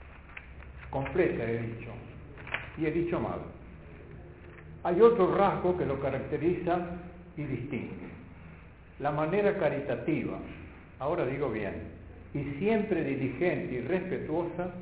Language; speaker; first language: Spanish; native; Spanish